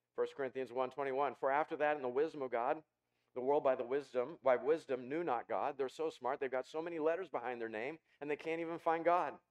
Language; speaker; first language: English; native; English